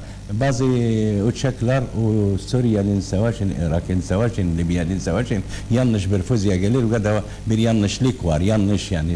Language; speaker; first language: Turkish; non-native, learner; Arabic